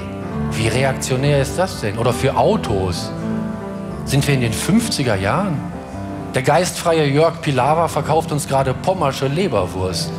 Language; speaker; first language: German; native; German